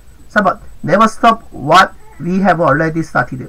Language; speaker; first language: English; non-native, fluent; Korean